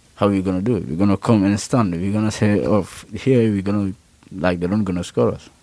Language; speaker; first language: English; non-native, learner; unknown